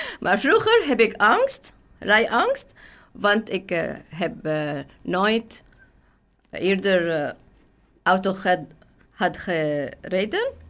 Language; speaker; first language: Dutch; non-native, learner; Arabic